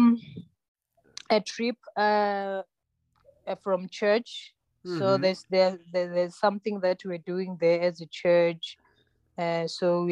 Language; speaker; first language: English; non-native, local second language; Tsonga